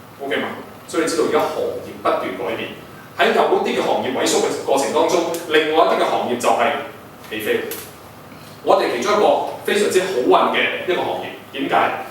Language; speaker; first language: Cantonese; early bilingual, heritage; Cantonese